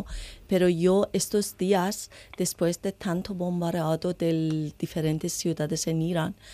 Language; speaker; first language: Spanish; non-native, learner; Persian